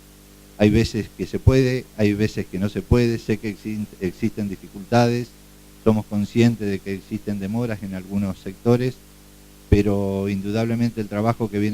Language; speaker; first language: Spanish; native; Spanish